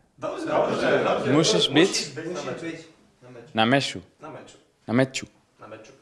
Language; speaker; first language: Polish; non-native, learner; Spanish